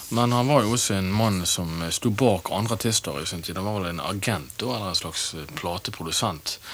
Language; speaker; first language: Norwegian; native; Norwegian